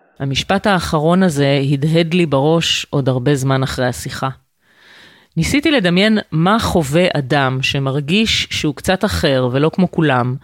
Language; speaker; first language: Hebrew; native; Hebrew